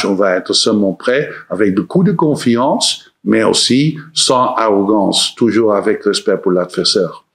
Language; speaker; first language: French; non-native, learner; Dutch